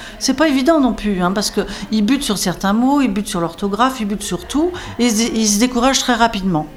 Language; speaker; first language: French; native; French